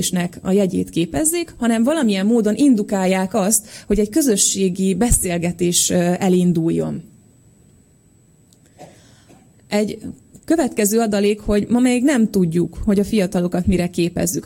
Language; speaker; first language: Hungarian; native; Hungarian